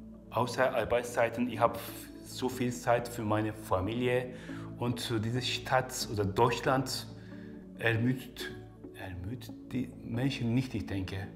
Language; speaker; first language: German; non-native, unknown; Turkish